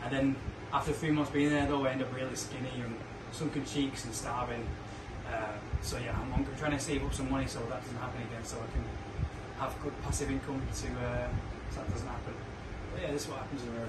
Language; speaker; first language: English; native; English